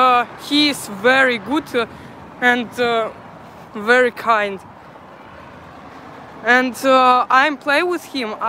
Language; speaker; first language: English; non-native, learner; Russian